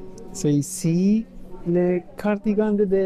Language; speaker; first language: French; non-native, fluent; Spanish